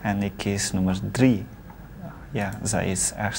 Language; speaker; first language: Dutch; non-native, learner; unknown